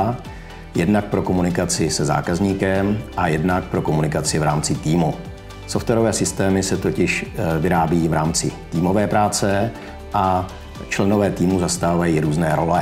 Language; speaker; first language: Czech; native; Czech